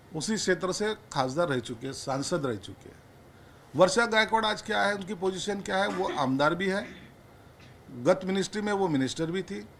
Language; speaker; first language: Hindi; non-native, local second language; Marathi